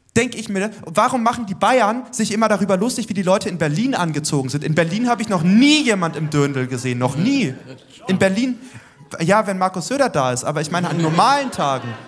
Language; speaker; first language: German; native; German